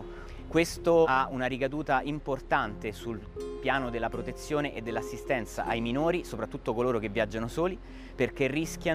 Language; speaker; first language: Italian; native; Italian